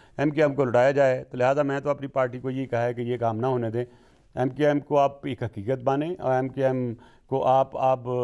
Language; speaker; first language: Urdu; non-native, local second language; Punjabi